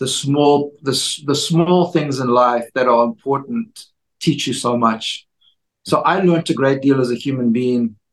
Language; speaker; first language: English; native; English